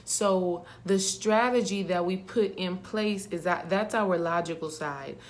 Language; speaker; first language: English; native; English